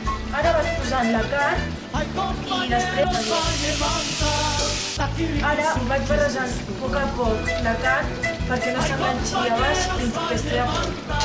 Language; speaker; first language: Catalan; early bilingual, other home language; Spanish